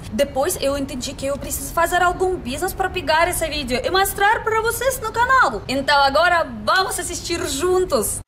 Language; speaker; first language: Portuguese; non-native, fluent; Russian